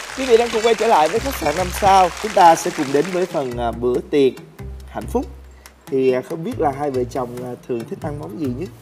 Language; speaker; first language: Vietnamese; native; Vietnamese